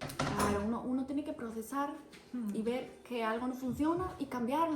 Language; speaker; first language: Spanish; early bilingual, other home language; Portuguese